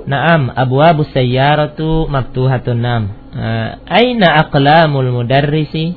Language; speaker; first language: Arabic; non-native, fluent; Indonesian